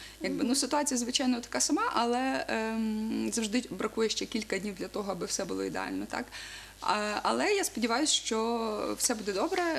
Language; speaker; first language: Ukrainian; native; Ukrainian